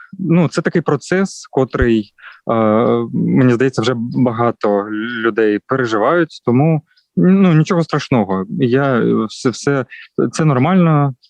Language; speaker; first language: Ukrainian; non-native, local second language; Russian